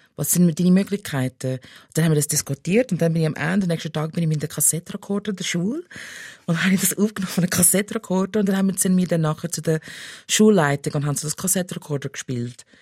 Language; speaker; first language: German; non-native, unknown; English